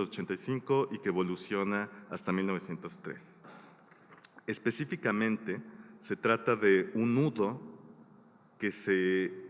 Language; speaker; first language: Spanish; native; Spanish